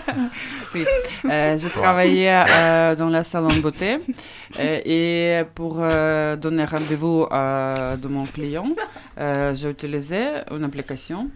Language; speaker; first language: French; non-native, learner; Russian